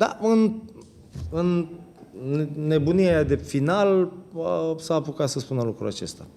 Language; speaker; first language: Romanian; native; Romanian